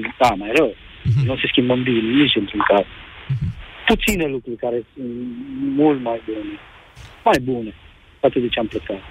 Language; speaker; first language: Romanian; native; Romanian